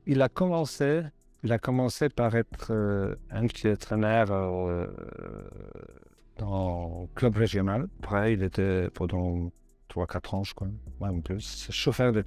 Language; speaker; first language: French; non-native, learner; Polish